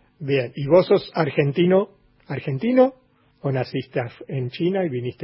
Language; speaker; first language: Spanish; native; Spanish